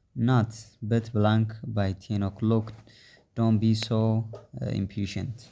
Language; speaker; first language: English; non-native, local second language; Amharic